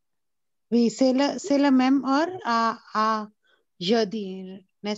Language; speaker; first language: French; non-native, learner; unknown